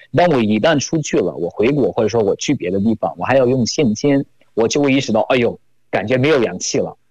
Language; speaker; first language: Chinese; non-native, fluent; French